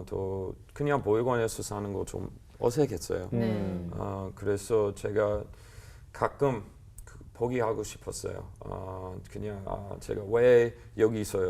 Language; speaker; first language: Korean; non-native, learner; English